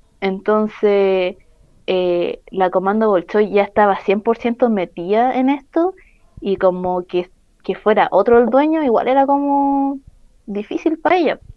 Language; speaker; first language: Spanish; native; Spanish